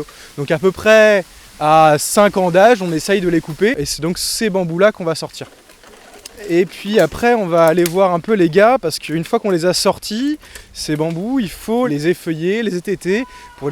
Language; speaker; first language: French; native; French